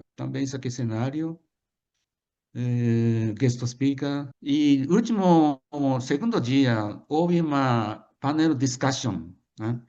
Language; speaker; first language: Portuguese; non-native, fluent; Japanese